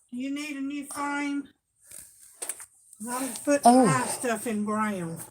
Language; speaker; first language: English; native; English